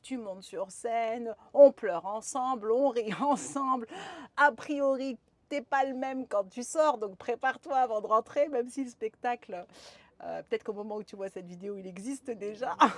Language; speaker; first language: French; native; French